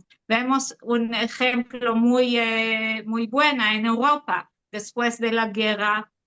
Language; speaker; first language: Spanish; non-native, fluent; Hebrew